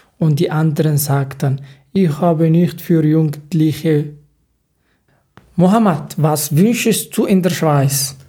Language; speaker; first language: German; non-native, learner; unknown